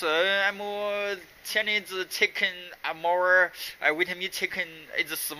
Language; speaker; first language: English; non-native, learner; Chinese